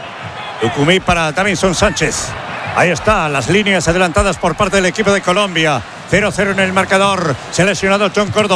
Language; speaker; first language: Spanish; native; Spanish